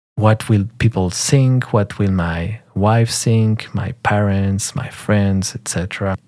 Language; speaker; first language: English; non-native, fluent; French